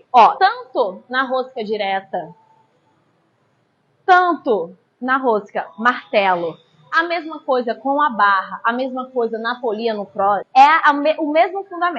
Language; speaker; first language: Portuguese; native; Portuguese